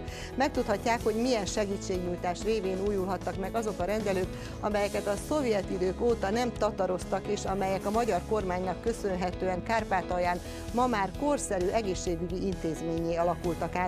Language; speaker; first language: Hungarian; native; Hungarian